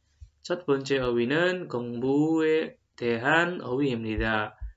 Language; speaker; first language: Korean; non-native, fluent; Indonesian